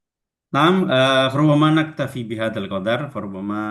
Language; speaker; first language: Arabic; non-native, fluent; Indonesian